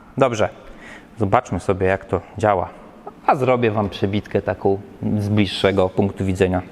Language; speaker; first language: Polish; native; Polish